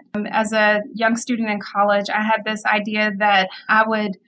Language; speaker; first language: English; native; English